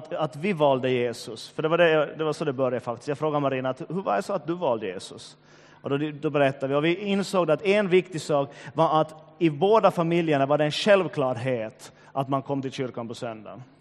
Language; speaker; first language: Swedish; native; Swedish